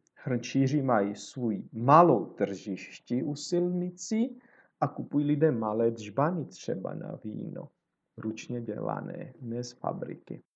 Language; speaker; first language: Czech; non-native, fluent; Georgian